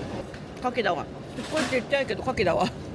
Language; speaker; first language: Japanese; native; Japanese